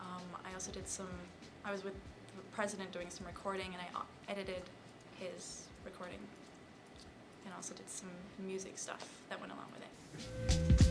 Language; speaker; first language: English; native; English